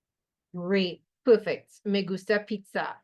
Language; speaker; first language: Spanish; non-native, fluent; English